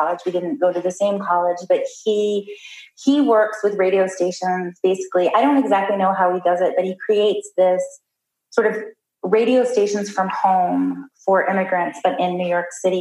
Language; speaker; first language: English; native; English